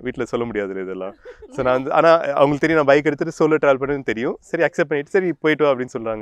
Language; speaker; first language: Tamil; native; Tamil